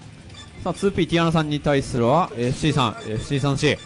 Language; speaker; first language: Japanese; native; Japanese